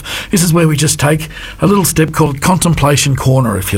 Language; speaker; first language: English; native; English